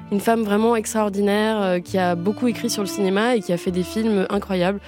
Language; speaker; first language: French; early bilingual, other home language; Portuguese